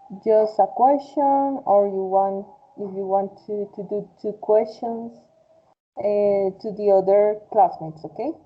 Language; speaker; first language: English; non-native, fluent; Spanish